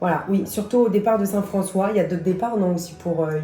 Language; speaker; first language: French; native; French